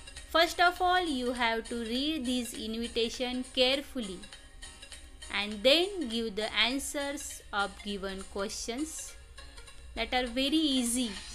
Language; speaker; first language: English; non-native, local second language; Marathi